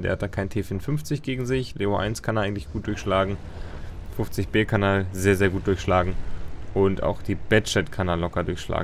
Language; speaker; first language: German; native; German